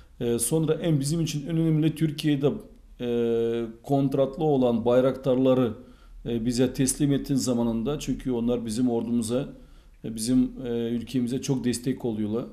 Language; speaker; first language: Turkish; non-native, fluent; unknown